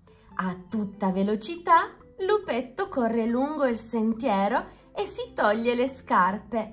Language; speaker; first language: Italian; native; Italian